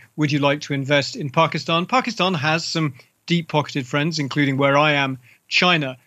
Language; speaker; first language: English; native; English